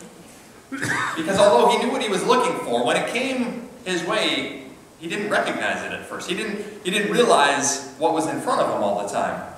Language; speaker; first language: English; native; English